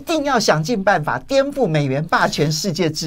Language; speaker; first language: Chinese; native; Chinese